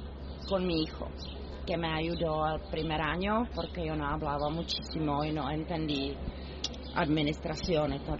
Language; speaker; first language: Spanish; non-native, fluent; Czech